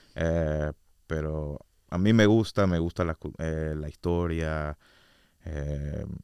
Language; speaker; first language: Spanish; non-native, fluent; English